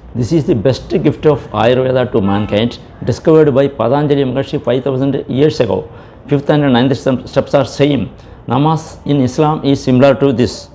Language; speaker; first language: English; non-native, local second language; Malayalam